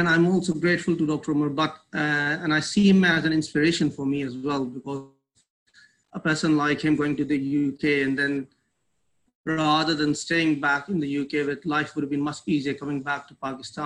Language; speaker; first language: English; non-native, local second language; Urdu